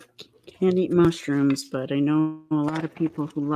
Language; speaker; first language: English; native; English